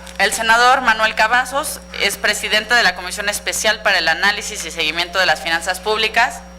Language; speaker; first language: Spanish; native; Spanish